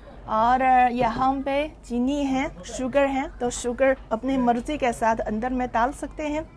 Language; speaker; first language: Hindi; non-native, fluent; Chinese